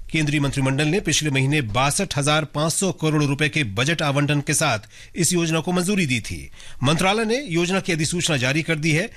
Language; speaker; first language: Hindi; native; Hindi